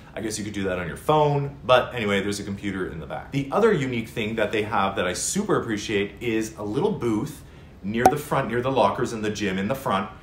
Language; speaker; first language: English; native; English